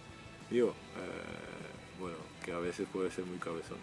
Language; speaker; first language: Spanish; non-native, fluent; Dutch